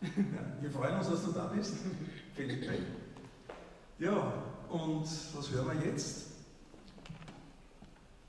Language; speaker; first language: German; native; German